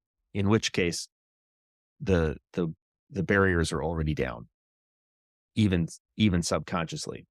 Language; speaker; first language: English; native; English